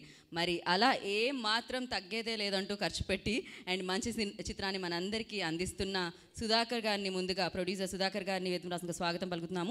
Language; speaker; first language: Telugu; native; Telugu